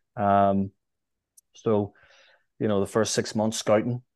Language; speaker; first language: English; native; English